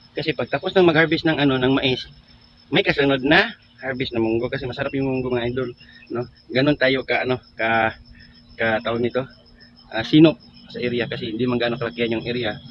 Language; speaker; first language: Filipino; non-native, local second language; Cebuano